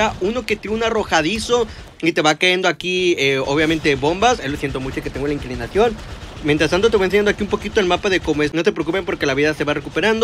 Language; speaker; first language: Spanish; native; Spanish